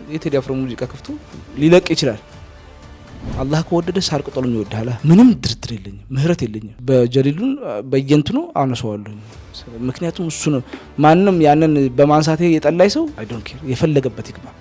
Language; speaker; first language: Amharic; non-native, local second language; Afar